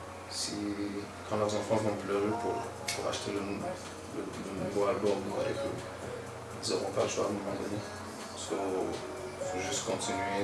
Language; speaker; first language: French; native; French